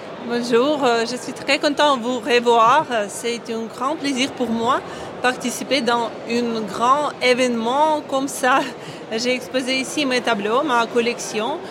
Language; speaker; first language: French; non-native, learner; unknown